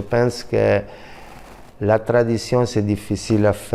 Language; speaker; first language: French; non-native, learner; Italian